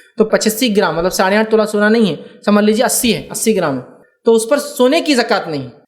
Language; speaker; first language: Urdu; native; Urdu